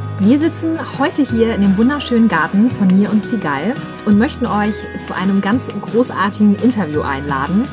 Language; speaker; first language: German; native; German